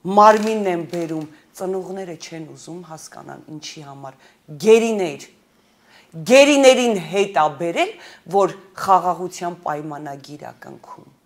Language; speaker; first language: Armenian; early bilingual, heritage; Armenian